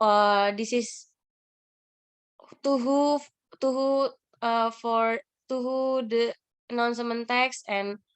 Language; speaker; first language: English; non-native, learner; Indonesian